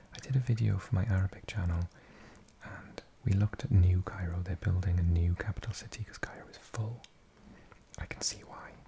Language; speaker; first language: English; native; English